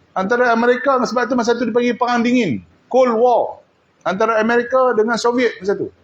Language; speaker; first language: Malay; native; Malay